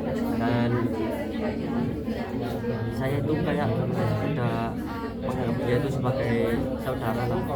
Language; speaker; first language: Indonesian; native; Indonesian